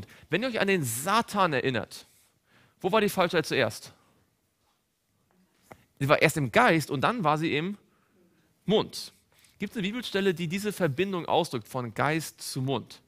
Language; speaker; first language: German; native; German